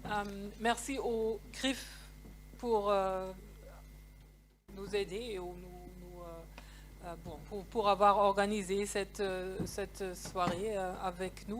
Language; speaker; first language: French; non-native, fluent; German